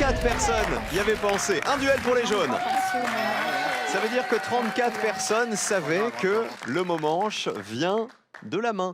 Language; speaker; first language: French; native; French